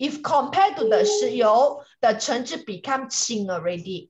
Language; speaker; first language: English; non-native, local second language; Chinese